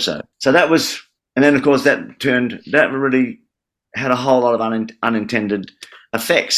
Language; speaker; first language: English; native; English